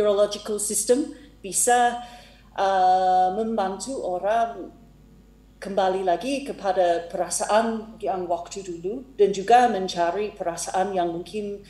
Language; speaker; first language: Indonesian; non-native, fluent; English